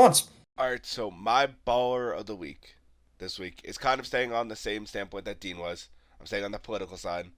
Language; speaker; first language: English; native; English